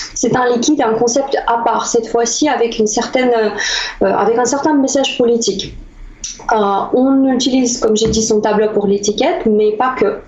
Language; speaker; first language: French; non-native, fluent; Russian